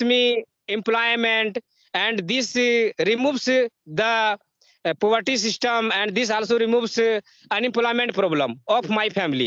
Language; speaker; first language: English; non-native, learner; Hindi